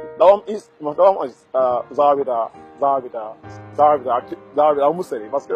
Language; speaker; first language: Turkish; non-native, learner; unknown